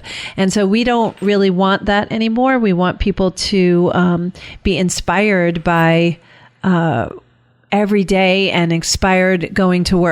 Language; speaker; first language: English; native; English